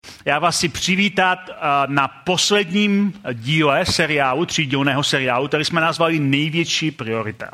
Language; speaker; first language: Czech; native; Czech